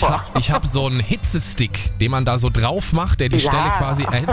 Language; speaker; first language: German; native; German